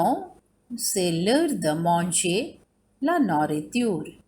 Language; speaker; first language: French; non-native, fluent; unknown